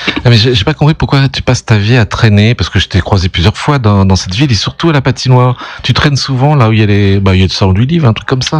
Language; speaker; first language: French; native; French